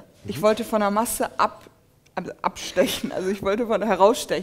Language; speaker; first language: German; early bilingual, other home language; Turkish